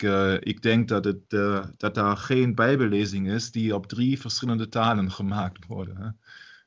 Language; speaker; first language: Dutch; non-native, local second language; German